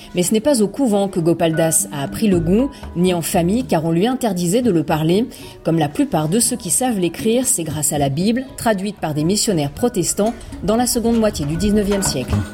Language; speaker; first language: French; native; French